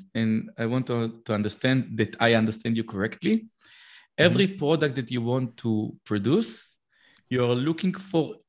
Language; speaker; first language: English; non-native, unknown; Hebrew